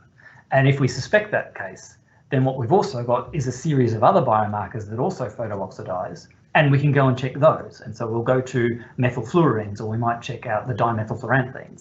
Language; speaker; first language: English; native; English